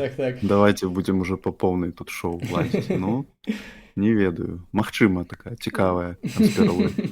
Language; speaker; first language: Belarusian; non-native, local second language; Russian